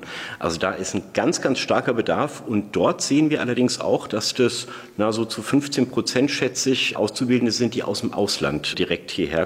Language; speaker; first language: German; native; German